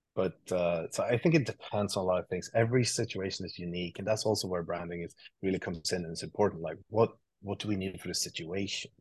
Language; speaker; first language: English; non-native, fluent; Swedish